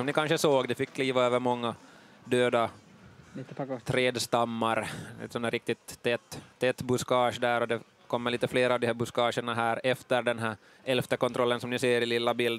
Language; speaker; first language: Swedish; native; Swedish